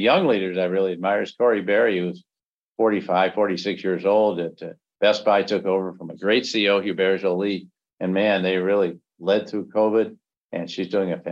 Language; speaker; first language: English; native; English